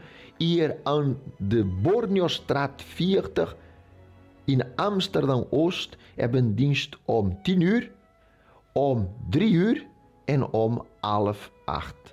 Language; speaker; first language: Dutch; non-native, local second language; Portuguese